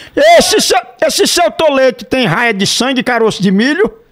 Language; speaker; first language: Portuguese; native; Portuguese